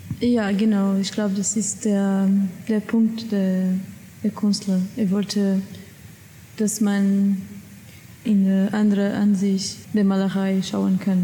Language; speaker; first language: German; non-native, learner; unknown